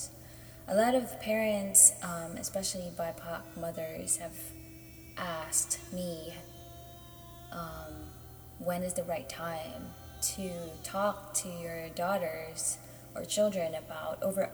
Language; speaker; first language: English; non-native, local second language; Hiligaynon